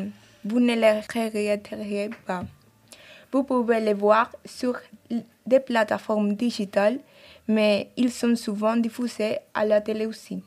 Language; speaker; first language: French; non-native, fluent; Spanish